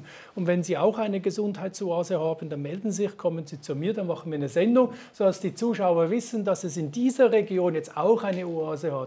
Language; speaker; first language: German; native; German